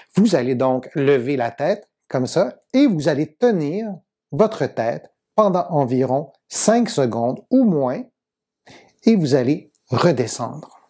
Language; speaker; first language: French; native; French